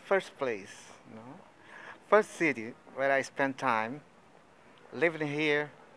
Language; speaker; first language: English; non-native, fluent; Portuguese